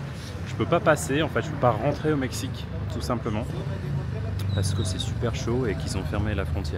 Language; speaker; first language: French; native; French